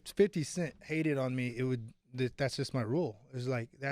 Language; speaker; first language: English; native; English